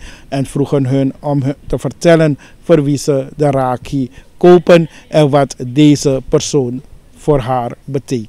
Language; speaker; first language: Dutch; native; Dutch